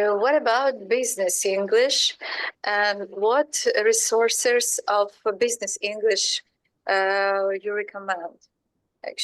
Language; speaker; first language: English; non-native, fluent; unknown